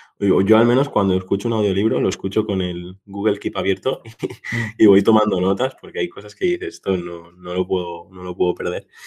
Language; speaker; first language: Spanish; non-native, local second language; Catalan